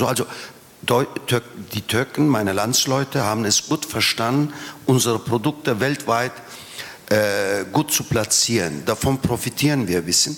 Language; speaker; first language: German; non-native, fluent; Turkish